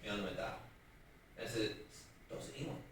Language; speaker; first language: Chinese; non-native, fluent; English